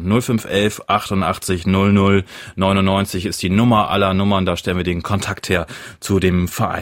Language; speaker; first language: German; native; German